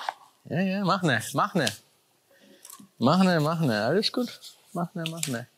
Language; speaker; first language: German; native; German